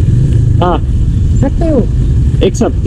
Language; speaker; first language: Hindi; non-native, learner; Bangla